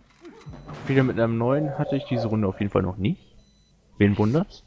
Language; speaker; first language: German; native; German